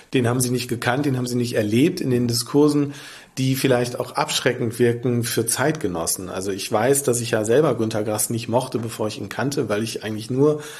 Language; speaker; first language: German; native; German